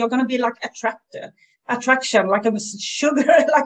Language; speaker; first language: English; non-native, fluent; Swedish